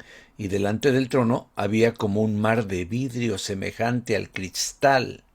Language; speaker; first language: Spanish; native; Spanish